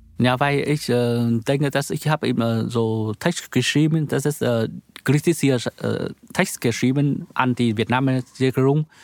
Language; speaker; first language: German; non-native, learner; Vietnamese